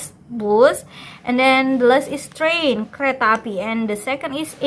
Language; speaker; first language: English; non-native, fluent; Indonesian